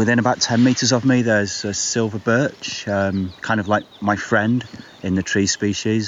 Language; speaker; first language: English; native; English